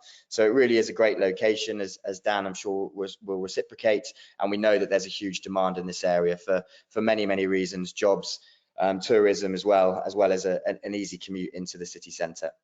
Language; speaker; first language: English; native; English